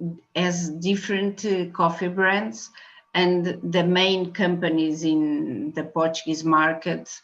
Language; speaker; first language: English; non-native, fluent; Portuguese